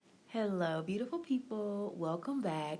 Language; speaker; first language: English; native; English